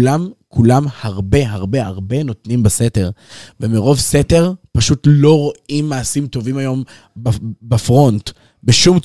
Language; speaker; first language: Hebrew; native; Hebrew